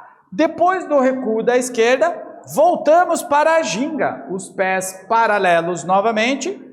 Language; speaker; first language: Portuguese; native; Portuguese